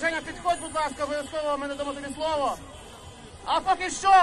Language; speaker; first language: Ukrainian; native; Ukrainian